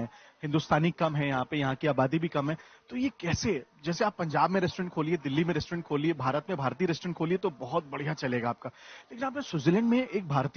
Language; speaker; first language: Hindi; native; Hindi